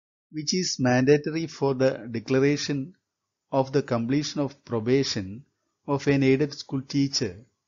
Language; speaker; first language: English; non-native, local second language; Malayalam